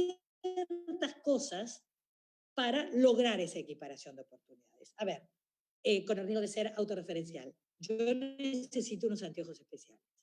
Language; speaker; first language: Spanish; native; Spanish